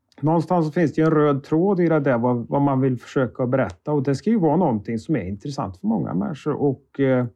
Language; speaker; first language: Swedish; native; Swedish